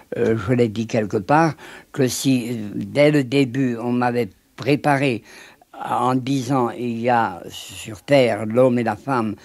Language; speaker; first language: French; native; French